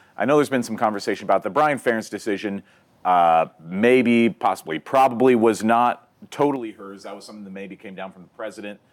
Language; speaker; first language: English; native; English